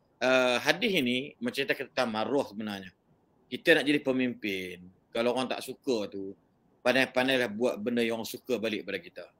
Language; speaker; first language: Malay; native; Malay